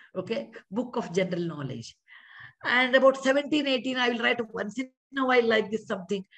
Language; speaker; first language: English; non-native, local second language; Kannada